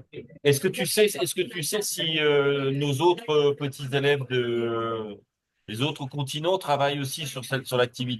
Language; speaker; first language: French; native; French